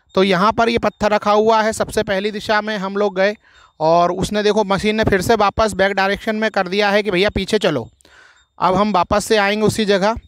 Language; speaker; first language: Hindi; native; Hindi